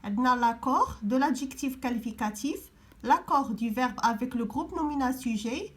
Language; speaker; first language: French; non-native, local second language; Arabic